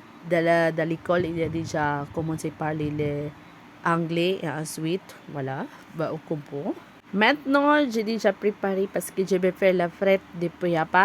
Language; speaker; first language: French; non-native, learner; Cebuano